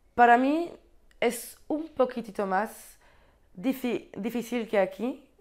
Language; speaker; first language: Spanish; non-native, learner; French